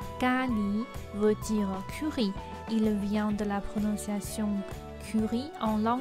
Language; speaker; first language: French; non-native, fluent; Chinese